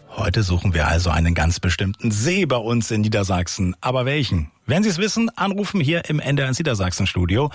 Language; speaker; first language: German; native; German